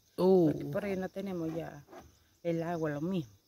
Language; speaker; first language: Spanish; native; Spanish